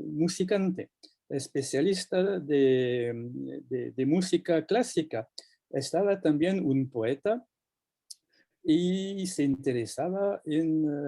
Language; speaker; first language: Spanish; non-native, fluent; French